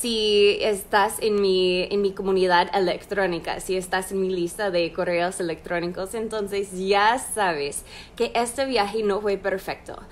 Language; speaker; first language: Spanish; non-native, fluent; English